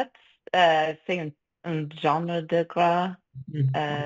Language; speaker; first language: French; non-native, fluent; English